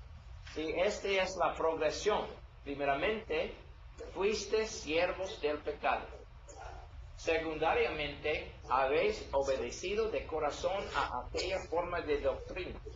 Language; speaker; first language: Spanish; non-native, learner; English